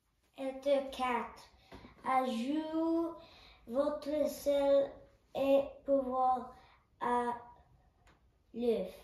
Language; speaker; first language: French; non-native, learner; English